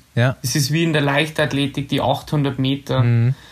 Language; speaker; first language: German; native; German